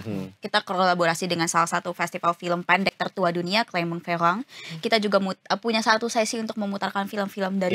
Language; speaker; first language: Indonesian; native; Indonesian